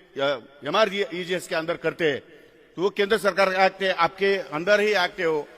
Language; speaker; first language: Hindi; non-native, local second language; Marathi